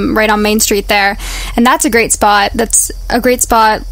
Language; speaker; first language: English; native; English